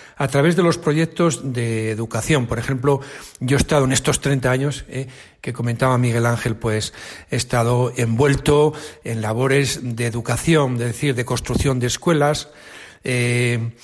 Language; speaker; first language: Spanish; native; Spanish